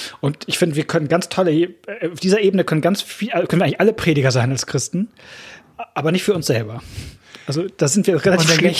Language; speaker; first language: German; native; German